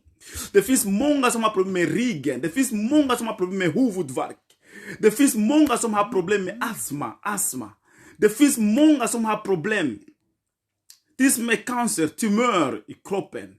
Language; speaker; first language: Swedish; non-native, fluent; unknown